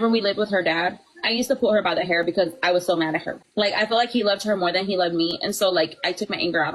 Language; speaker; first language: English; native; English